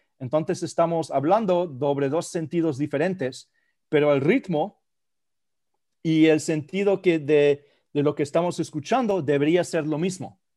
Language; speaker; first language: Spanish; non-native, fluent; German